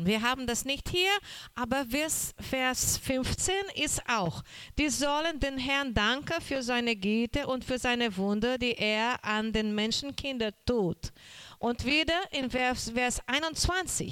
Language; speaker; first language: German; non-native, learner; Portuguese